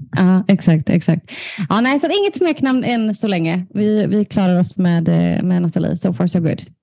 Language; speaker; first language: Swedish; native; Swedish